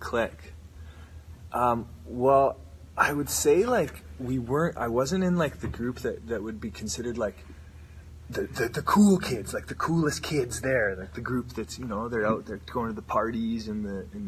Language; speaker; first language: English; native; English